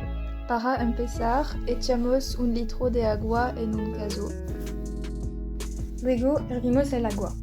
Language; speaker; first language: Spanish; non-native, learner; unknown